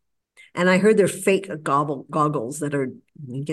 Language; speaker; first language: English; native; English